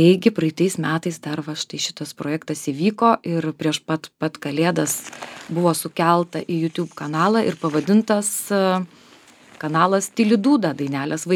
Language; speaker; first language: Lithuanian; native; Lithuanian